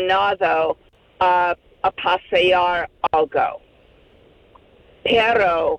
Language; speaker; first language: Spanish; non-native, fluent; English